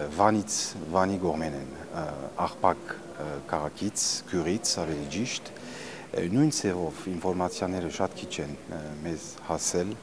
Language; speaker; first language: Armenian; early bilingual, heritage; Armenian